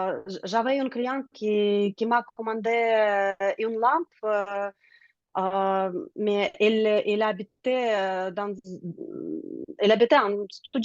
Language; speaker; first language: French; non-native, learner; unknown